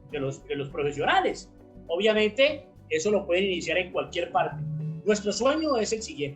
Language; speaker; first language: Spanish; native; Spanish